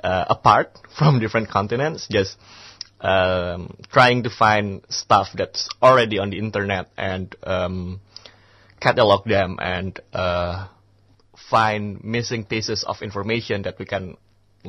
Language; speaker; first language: English; non-native, fluent; Indonesian